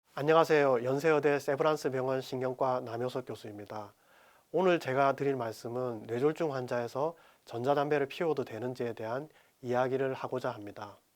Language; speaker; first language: Korean; native; Korean